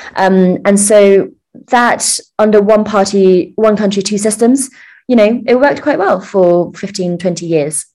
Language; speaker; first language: English; early bilingual, other home language; Chinese